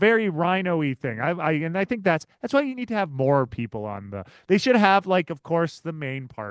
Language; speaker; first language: English; native; English